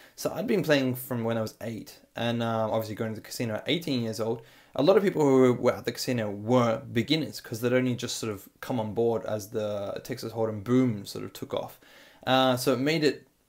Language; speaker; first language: English; native; English